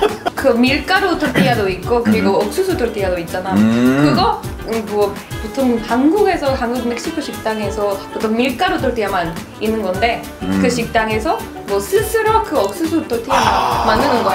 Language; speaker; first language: Korean; non-native, learner; Spanish